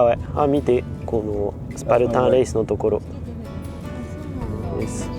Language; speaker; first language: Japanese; non-native, learner; French